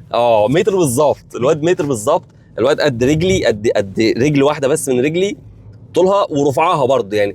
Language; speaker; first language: Arabic; native; Arabic